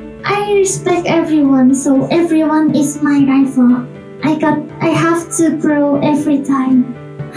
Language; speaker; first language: English; non-native, learner; Indonesian